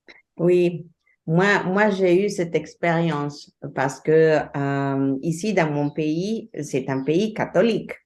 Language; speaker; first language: French; non-native, fluent; Spanish